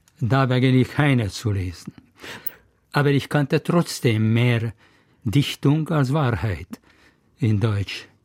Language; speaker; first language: German; non-native, fluent; Hungarian